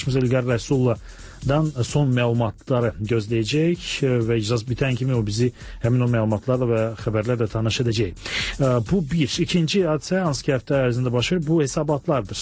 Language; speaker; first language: Azerbaijani; native; Azerbaijani